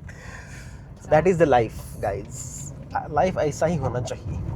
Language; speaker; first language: Hindi; non-native, local second language; Marathi